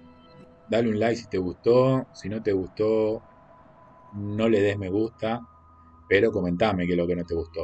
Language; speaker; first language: Spanish; native; Spanish